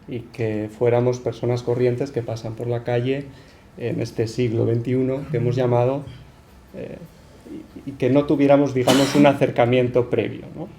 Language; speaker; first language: Spanish; native; Spanish